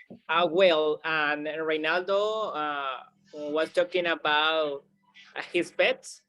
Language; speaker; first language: English; non-native, learner; Spanish